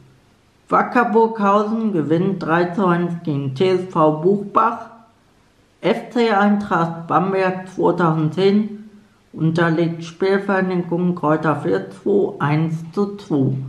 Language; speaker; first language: German; native; German